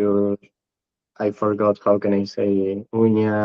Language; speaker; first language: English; non-native, learner; Spanish